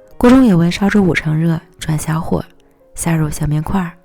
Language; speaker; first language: Chinese; native; Chinese